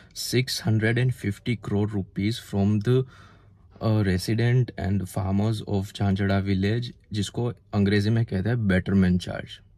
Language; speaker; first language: Hindi; non-native, local second language; Gujarati